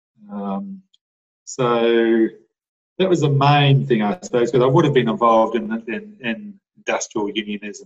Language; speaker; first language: English; native; English